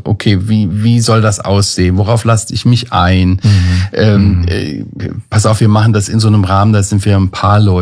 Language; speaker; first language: German; native; German